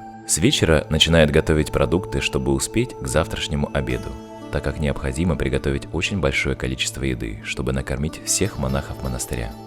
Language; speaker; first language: Russian; native; Russian